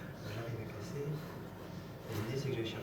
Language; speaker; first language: French; native; French